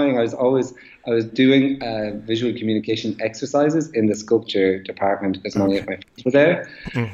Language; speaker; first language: English; native; English